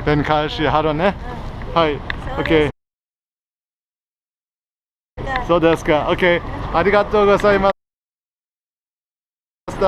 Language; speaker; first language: Japanese; non-native, learner; English